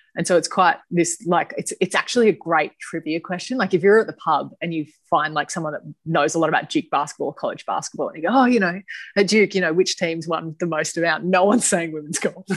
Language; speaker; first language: English; native; English